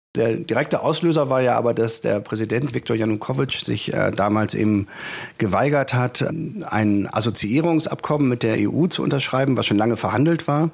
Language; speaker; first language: German; native; German